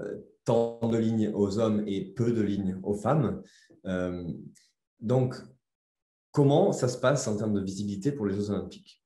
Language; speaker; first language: French; native; French